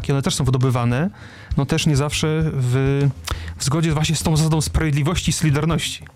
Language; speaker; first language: Polish; native; Polish